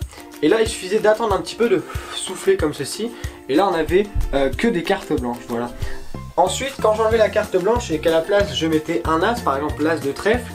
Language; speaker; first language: French; native; French